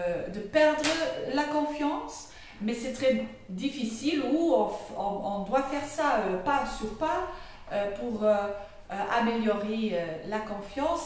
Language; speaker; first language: French; non-native, local second language; Dutch